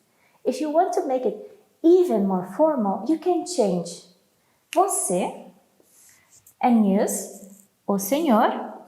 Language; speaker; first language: English; non-native, fluent; Portuguese